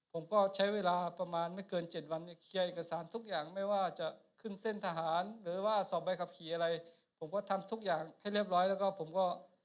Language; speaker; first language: Thai; non-native, local second language; Akha